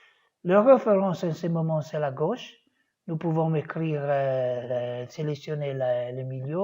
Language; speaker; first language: French; non-native, fluent; Italian